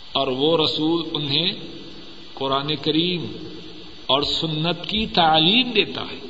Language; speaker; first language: Urdu; non-native, local second language; Punjabi